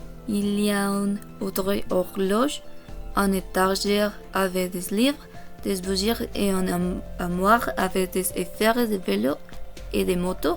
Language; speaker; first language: French; non-native, learner; Korean